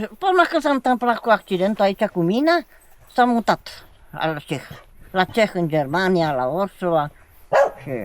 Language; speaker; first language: Romanian; non-native, local second language; Czech